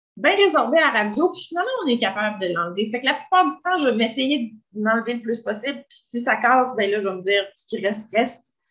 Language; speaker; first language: French; native; French